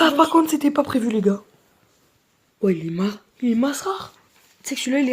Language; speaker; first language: French; native; French